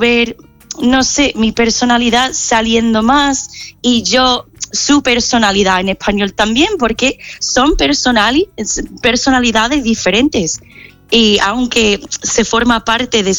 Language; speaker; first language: Spanish; non-native, fluent; English